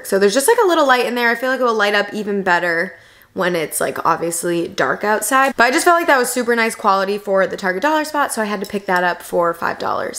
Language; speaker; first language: English; native; English